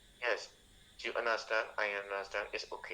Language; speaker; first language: English; non-native, learner; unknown